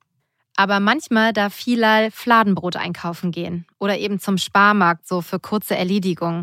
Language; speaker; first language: German; native; German